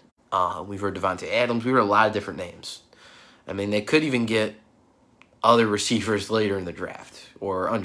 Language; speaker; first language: English; native; English